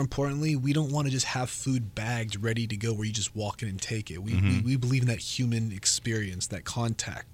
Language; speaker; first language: English; native; English